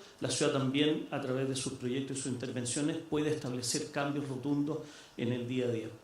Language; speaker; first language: Spanish; native; Spanish